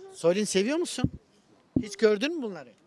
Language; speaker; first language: Turkish; native; Turkish